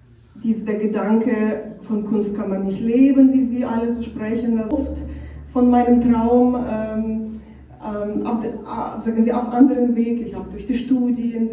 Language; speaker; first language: German; non-native, fluent; Ukrainian